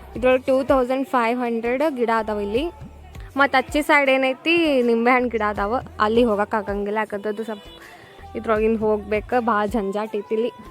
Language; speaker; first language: Kannada; non-native, local second language; Lambadi